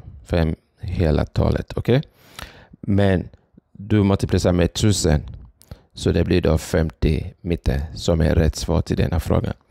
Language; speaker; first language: Swedish; non-native, fluent; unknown